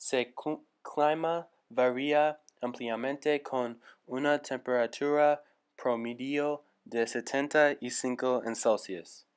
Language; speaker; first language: Spanish; non-native, learner; English